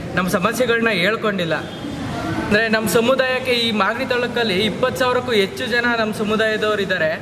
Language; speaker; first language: Kannada; native; Kannada